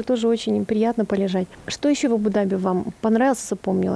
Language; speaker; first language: Russian; native; Russian